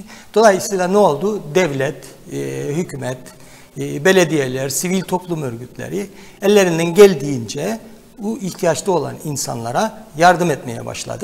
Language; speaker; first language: Turkish; native; Turkish